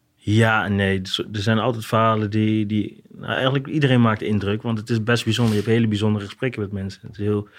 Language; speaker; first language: Dutch; native; Dutch